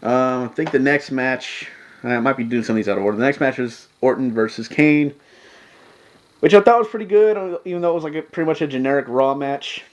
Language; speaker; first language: English; native; English